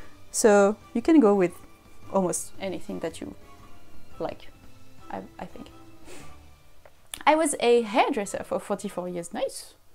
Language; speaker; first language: English; non-native, fluent; French